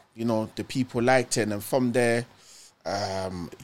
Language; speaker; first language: English; early bilingual, other home language; German